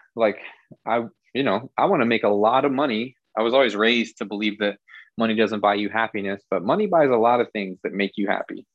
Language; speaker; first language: English; native; English